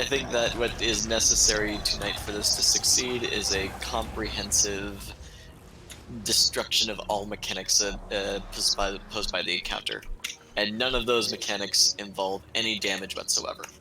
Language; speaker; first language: English; native; English